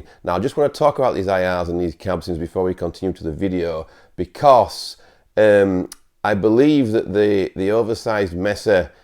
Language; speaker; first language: English; native; English